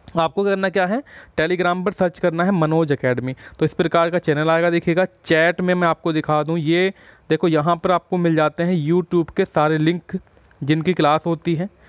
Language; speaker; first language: Hindi; native; Hindi